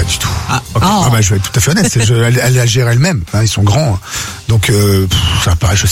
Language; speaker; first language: French; native; French